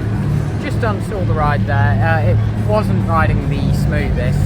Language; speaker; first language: English; native; English